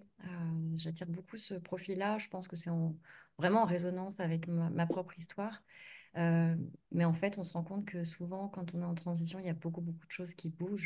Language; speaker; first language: French; native; French